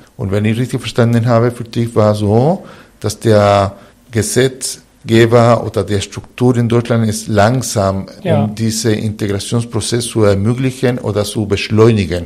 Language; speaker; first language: German; non-native, fluent; Spanish